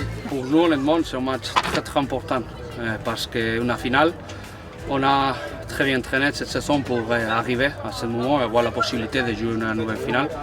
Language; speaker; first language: French; non-native, fluent; Spanish